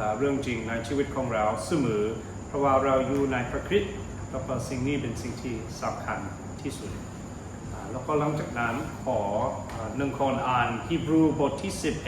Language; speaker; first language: Thai; non-native, fluent; English